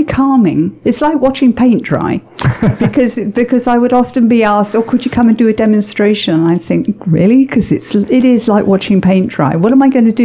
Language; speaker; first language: English; native; English